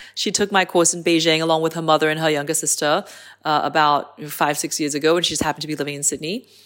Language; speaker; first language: English; non-native, local second language; Cantonese